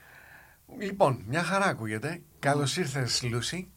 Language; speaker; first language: Greek; native; Greek